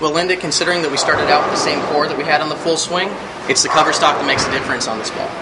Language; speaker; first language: English; native; English